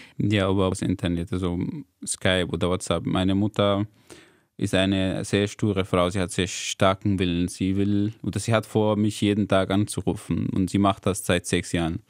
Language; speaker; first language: German; non-native, fluent; Arabic